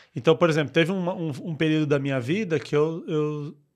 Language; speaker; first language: Portuguese; native; Portuguese